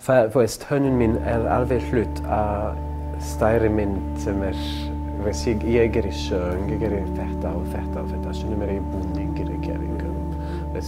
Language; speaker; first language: Icelandic; non-native, learner; French